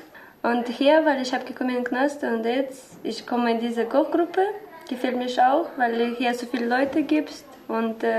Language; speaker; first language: German; non-native, learner; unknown